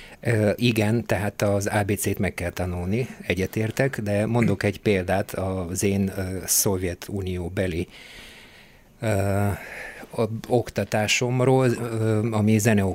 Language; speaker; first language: Hungarian; non-native, fluent; Bulgarian